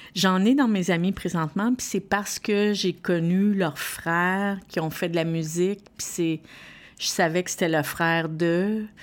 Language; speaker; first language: French; native; French